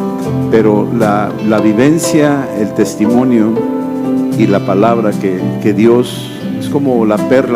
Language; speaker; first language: Spanish; native; Spanish